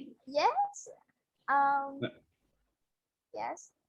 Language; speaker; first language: English; non-native, learner; Vietnamese